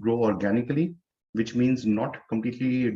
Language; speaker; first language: English; non-native, local second language; Hindi